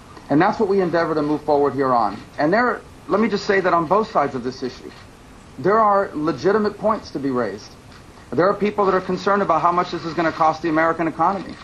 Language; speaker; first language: English; early bilingual, other home language; Spanish